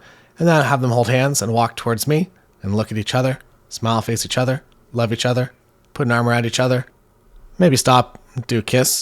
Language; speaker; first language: English; native; English